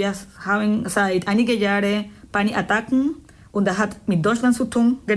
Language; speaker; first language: German; non-native, fluent; Spanish